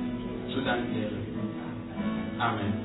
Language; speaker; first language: German; non-native, learner; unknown